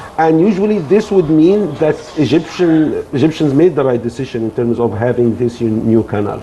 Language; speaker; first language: English; non-native, fluent; Arabic